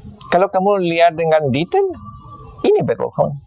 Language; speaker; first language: Indonesian; non-native, fluent; Spanish